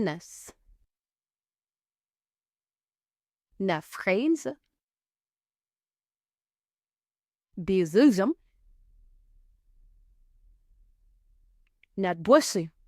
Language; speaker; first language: French; non-native, fluent; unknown